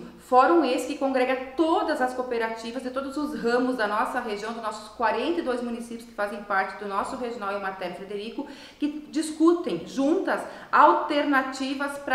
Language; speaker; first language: Portuguese; native; Portuguese